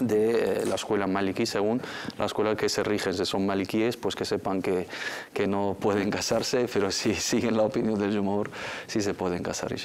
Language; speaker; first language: Spanish; native; Spanish